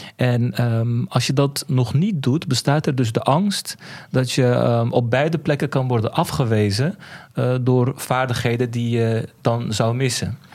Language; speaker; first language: Dutch; early bilingual, other home language; Turkish